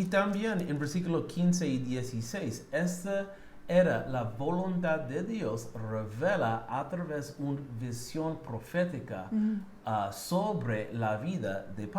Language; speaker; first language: Spanish; non-native, learner; English